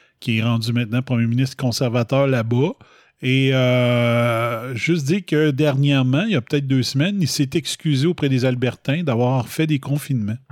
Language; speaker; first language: French; native; French